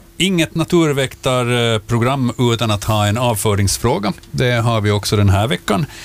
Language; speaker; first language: Swedish; native; Swedish